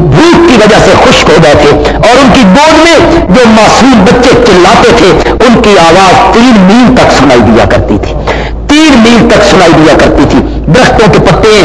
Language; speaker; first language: Urdu; native; Urdu